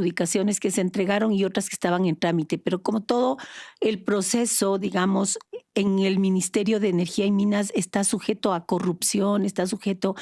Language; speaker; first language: Spanish; native; Spanish